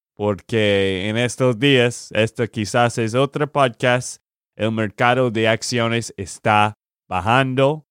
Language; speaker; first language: Spanish; non-native, learner; English